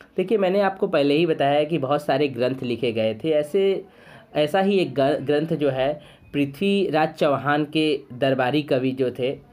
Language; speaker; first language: Hindi; native; Hindi